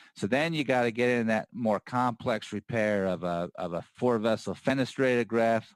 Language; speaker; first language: English; native; English